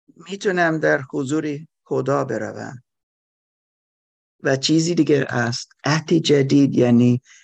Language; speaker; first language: Persian; non-native, learner; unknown